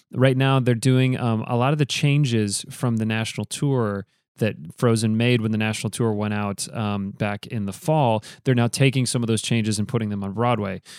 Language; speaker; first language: English; native; English